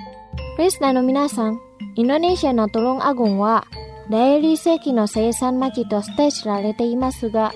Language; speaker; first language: Japanese; non-native, fluent; Indonesian